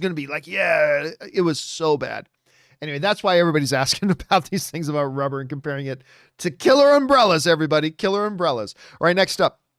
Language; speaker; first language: English; native; English